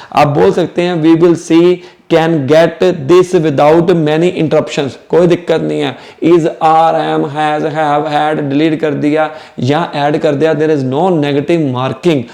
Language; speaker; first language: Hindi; non-native, local second language; Punjabi